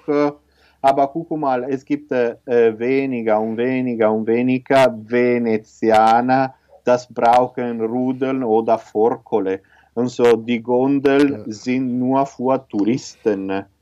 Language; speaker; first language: German; non-native, fluent; Italian